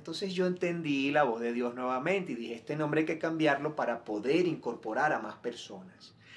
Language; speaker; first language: Spanish; native; Spanish